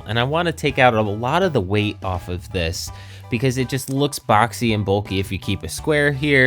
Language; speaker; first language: English; native; English